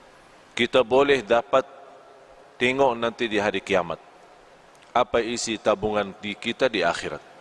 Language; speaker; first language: Indonesian; non-native, fluent; Arabic